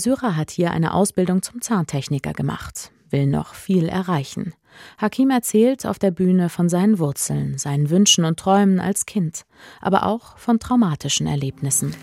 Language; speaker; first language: German; native; German